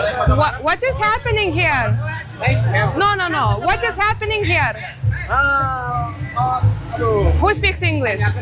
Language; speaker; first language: English; non-native, learner; Lithuanian